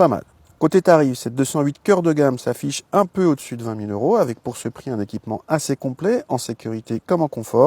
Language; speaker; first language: French; native; French